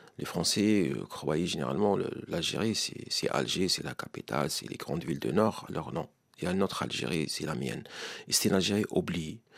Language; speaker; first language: French; non-native, local second language; Arabic